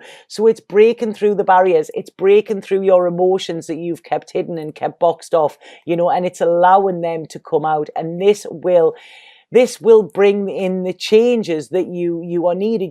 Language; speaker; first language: English; native; English